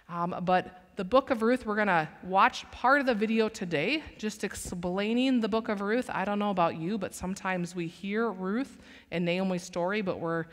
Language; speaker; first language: English; native; English